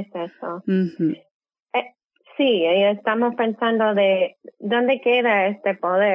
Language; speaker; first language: Spanish; non-native, fluent; English